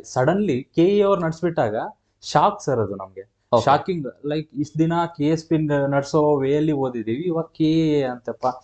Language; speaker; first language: Kannada; non-native, local second language; Lambadi